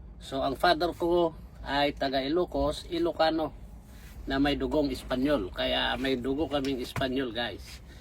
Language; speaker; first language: Filipino; non-native, local second language; Iloko